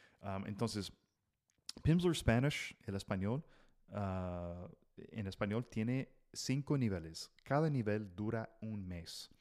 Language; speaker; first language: Spanish; non-native, fluent; English